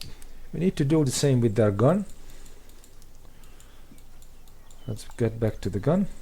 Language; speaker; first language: English; non-native, fluent; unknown